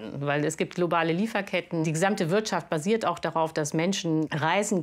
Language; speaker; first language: German; native; German